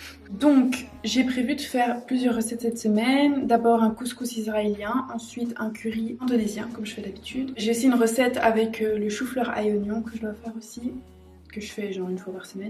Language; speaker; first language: French; native; French